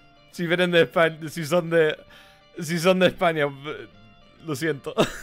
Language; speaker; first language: Spanish; early bilingual, heritage; Spanish